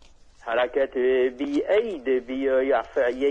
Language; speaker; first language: Arabic; non-native, learner; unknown